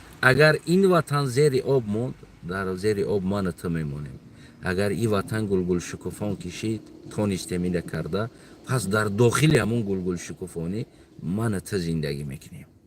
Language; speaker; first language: Tajik; non-native, local second language; Uzbek